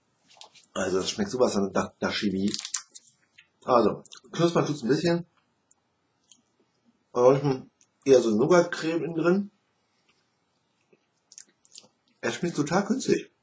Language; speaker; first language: German; native; German